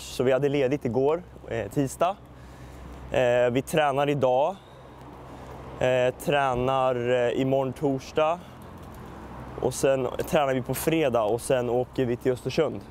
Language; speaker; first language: Swedish; native; Swedish